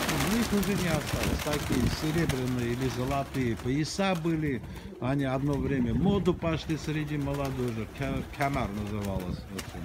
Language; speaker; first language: Russian; non-native, local second language; Armenian